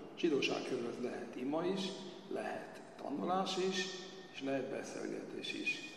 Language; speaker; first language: Hungarian; early bilingual, heritage; Hungarian